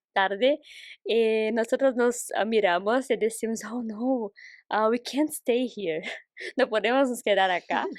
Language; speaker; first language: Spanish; non-native, fluent; Portuguese